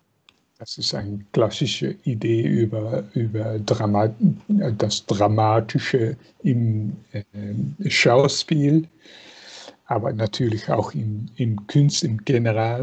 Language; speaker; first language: German; non-native, fluent; Dutch